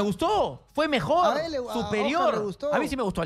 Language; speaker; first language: Spanish; native; Spanish